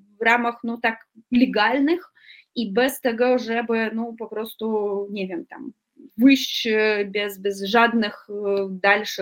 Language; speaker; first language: Polish; non-native, fluent; Russian